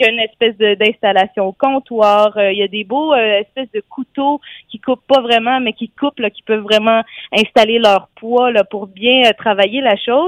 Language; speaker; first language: French; native; French